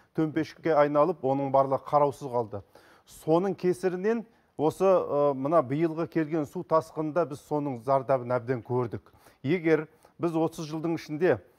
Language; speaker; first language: Kazakh; native; Kazakh